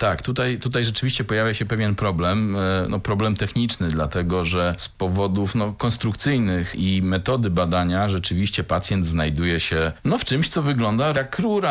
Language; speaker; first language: Polish; native; Polish